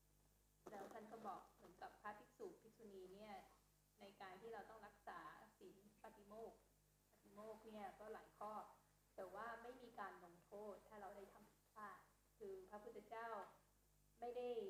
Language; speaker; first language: Thai; native; Thai